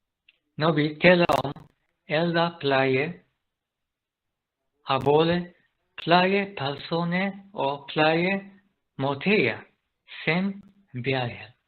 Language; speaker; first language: Danish; non-native, learner; Japanese